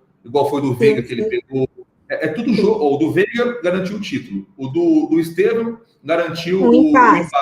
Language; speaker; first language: Portuguese; native; Portuguese